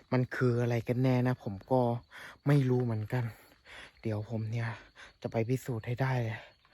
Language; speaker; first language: Thai; non-native, local second language; S'gaw Karen